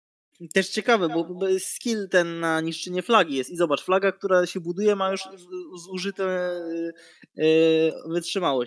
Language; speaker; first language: Polish; native; Polish